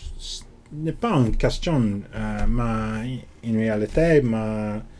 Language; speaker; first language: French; non-native, learner; English